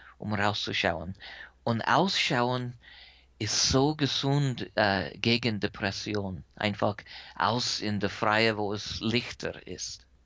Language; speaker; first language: German; non-native, fluent; English